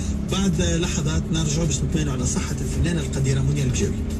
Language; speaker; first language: Arabic; native; Arabic